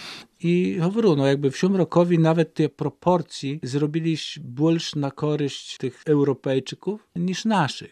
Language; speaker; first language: Polish; non-native, local second language; Ukrainian